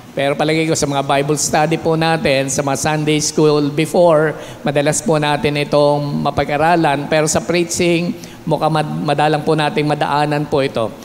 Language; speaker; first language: Filipino; native; Filipino